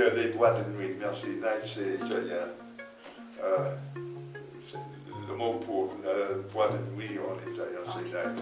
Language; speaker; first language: French; non-native, fluent; English